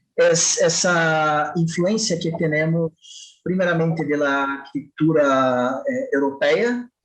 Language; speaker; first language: Spanish; non-native, fluent; Portuguese